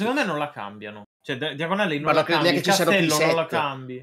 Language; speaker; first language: Italian; native; Italian